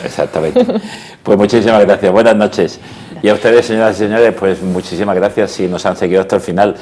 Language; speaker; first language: Spanish; native; Spanish